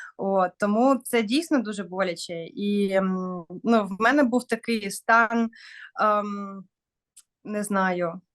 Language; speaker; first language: Ukrainian; non-native, local second language; Russian